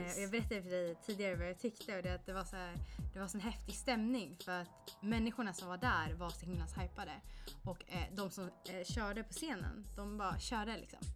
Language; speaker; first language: Swedish; native; Swedish